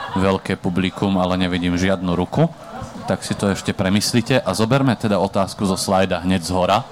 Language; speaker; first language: Slovak; native; Slovak